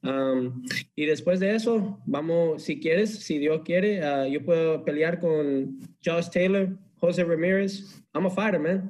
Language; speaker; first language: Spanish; early bilingual, heritage; English